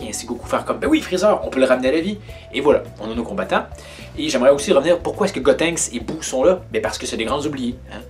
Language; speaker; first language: French; native; French